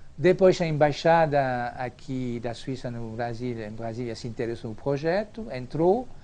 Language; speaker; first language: Portuguese; non-native, fluent; French